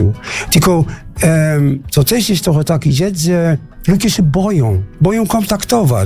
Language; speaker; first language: Polish; non-native, learner; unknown